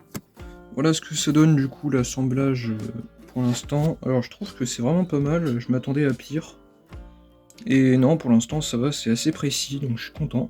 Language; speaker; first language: French; native; French